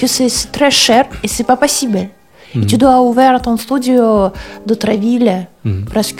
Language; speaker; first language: French; non-native, learner; Russian